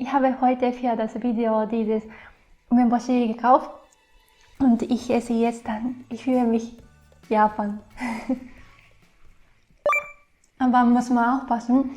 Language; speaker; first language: German; non-native, fluent; Japanese